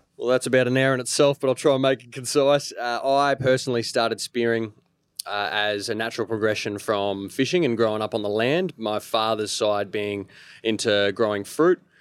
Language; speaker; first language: English; early bilingual, other home language; Maltese